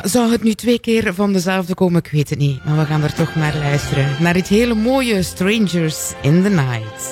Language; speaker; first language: Dutch; native; Dutch